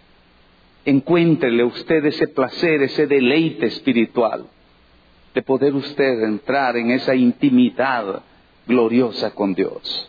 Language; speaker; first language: Spanish; native; Spanish